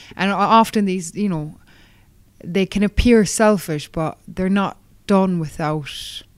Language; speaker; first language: English; native; English